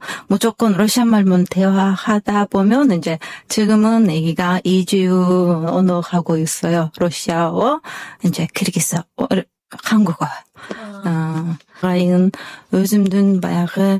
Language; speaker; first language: Korean; non-native, fluent; Kyrgyz